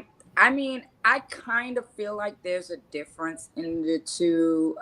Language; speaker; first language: English; native; English